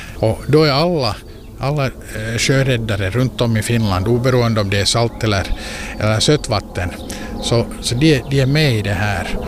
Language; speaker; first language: Swedish; native; Swedish